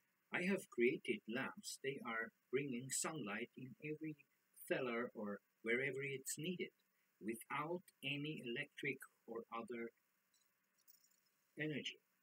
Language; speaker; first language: English; non-native, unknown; German